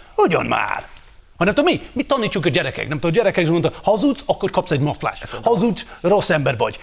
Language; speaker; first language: Hungarian; non-native, fluent; English